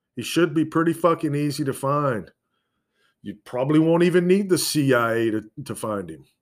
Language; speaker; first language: English; native; English